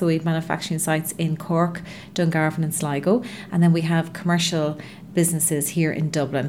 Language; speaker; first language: English; native; English